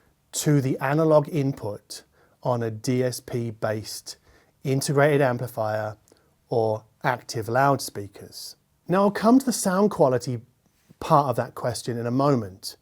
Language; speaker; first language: English; native; English